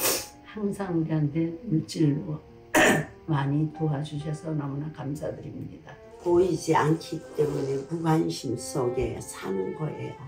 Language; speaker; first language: Korean; native; Korean